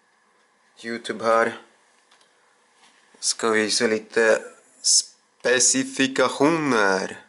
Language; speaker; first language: Swedish; non-native, learner; Russian